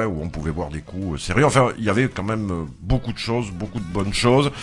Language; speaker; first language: French; native; French